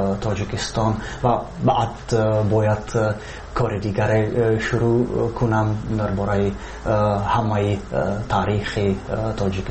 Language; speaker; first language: Persian; non-native, fluent; Czech